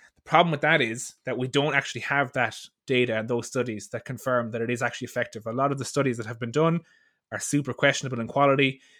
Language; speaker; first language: English; native; English